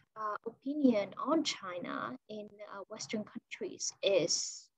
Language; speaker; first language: English; non-native, fluent; Chinese